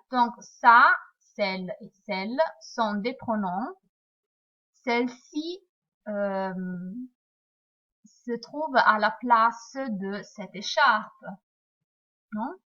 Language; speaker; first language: French; non-native, fluent; Italian